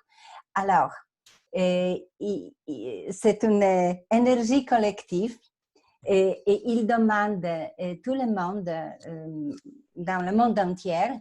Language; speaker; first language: French; non-native, fluent; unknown